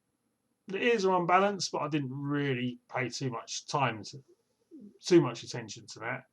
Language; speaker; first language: English; native; English